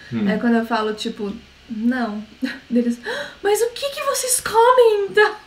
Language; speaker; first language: Portuguese; native; Portuguese